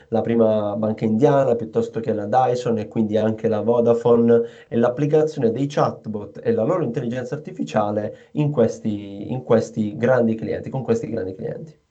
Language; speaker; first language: Italian; native; Italian